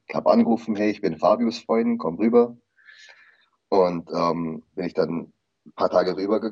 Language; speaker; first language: German; early bilingual, heritage; Indonesian